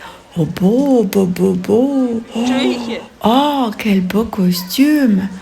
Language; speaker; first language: French; non-native, fluent; Russian